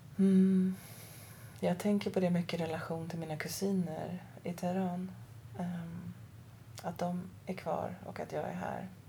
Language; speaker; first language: Swedish; early bilingual, other home language; Persian